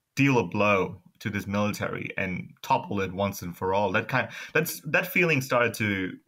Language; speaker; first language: English; non-native, fluent; Burmese